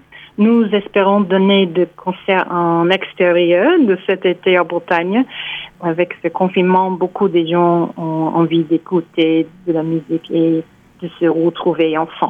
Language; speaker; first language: French; non-native, fluent; English